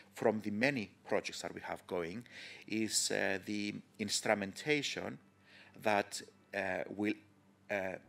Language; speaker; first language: English; non-native, fluent; Greek